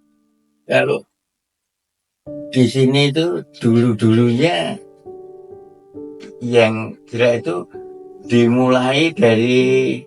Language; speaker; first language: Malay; non-native, local second language; Javanese